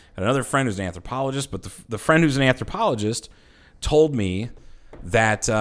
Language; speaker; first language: English; native; English